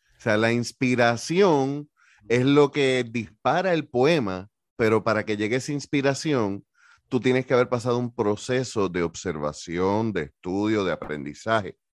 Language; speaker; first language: Spanish; native; Spanish